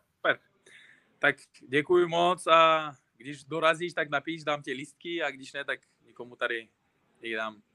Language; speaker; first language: Czech; non-native, fluent; Uzbek